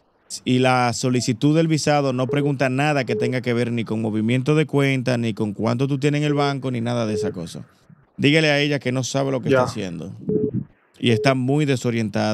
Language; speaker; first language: Spanish; native; Spanish